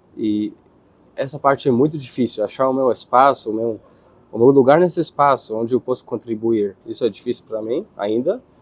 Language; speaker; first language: Portuguese; non-native, fluent; Hebrew